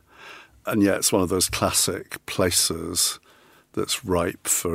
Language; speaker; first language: English; native; English